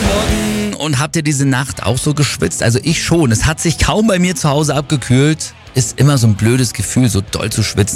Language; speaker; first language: German; native; German